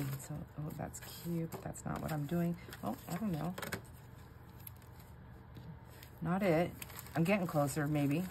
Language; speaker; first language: English; native; English